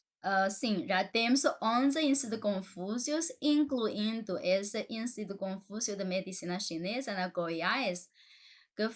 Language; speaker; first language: Portuguese; non-native, fluent; Chinese